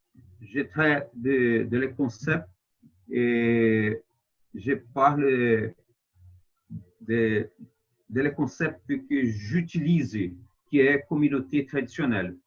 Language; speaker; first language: French; non-native, fluent; Portuguese